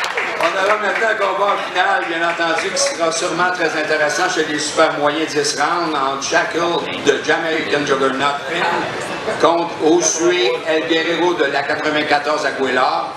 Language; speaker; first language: French; native; French